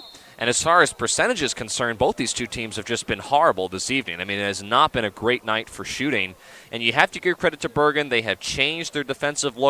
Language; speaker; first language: English; native; English